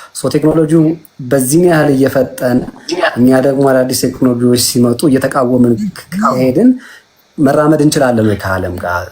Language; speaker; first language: Amharic; native; Amharic